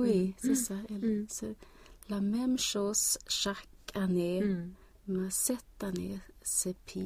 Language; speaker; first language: French; non-native, learner; Swedish